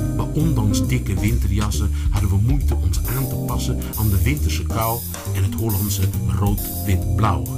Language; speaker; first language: Dutch; early bilingual, other home language; Sranan Tongo